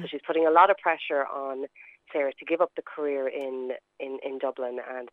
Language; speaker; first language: English; native; English